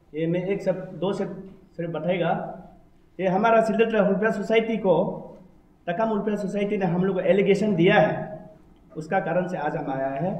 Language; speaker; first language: Hindi; non-native, local second language; Nyishi